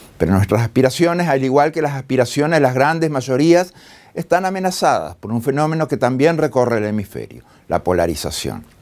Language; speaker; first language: Spanish; native; Spanish